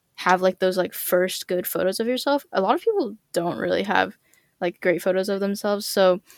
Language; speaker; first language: English; native; English